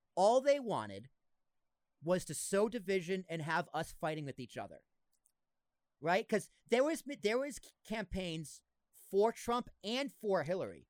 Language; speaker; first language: English; native; English